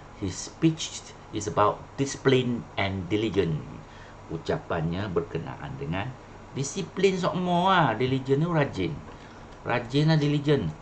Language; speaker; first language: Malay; non-native, local second language; Chinese